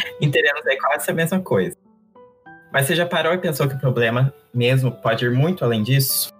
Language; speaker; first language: Portuguese; native; Portuguese